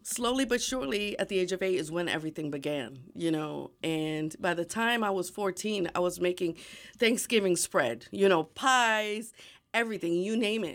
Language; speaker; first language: English; early bilingual, other home language; Spanish